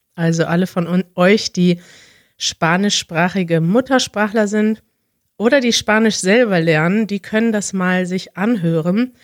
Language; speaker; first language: German; native; German